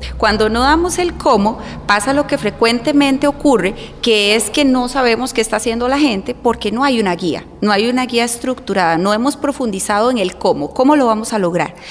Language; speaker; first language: Spanish; native; Spanish